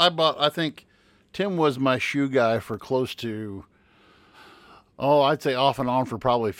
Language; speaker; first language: English; native; English